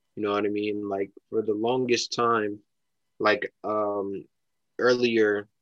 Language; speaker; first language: English; native; English